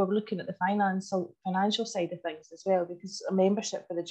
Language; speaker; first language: English; native; English